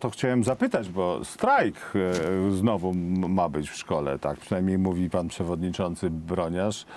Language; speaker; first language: Polish; native; Polish